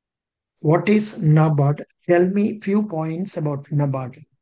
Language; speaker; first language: English; non-native, local second language; Telugu